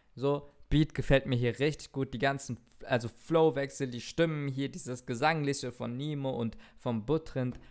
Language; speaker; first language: German; early bilingual, other home language; Turkish